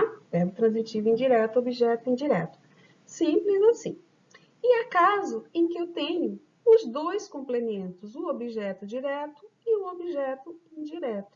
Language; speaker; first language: Portuguese; native; Portuguese